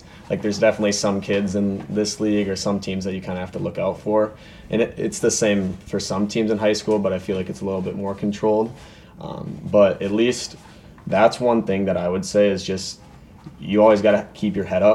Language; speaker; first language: English; native; English